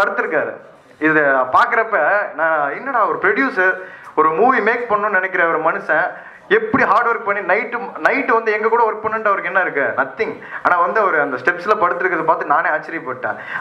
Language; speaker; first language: Tamil; native; Tamil